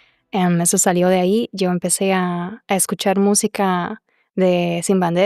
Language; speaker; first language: Spanish; non-native, fluent; German